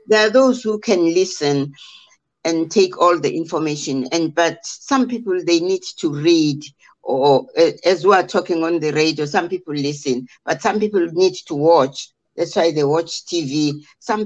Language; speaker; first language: English; non-native, local second language; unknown